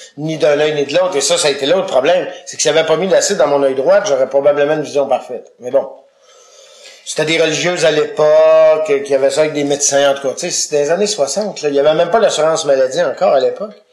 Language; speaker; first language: French; native; French